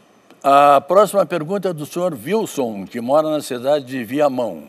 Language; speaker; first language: Portuguese; native; Portuguese